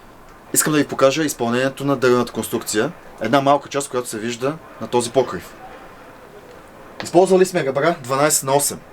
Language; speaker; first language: Bulgarian; native; Bulgarian